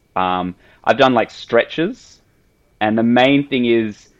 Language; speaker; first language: English; native; English